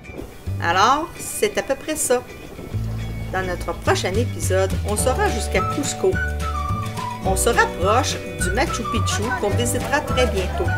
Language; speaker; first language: French; native; French